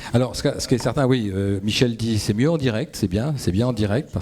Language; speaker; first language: French; native; French